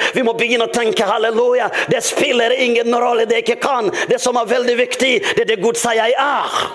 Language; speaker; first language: Norwegian; non-native, fluent; Rundi